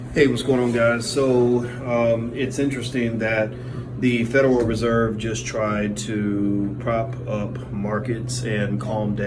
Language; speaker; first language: English; native; English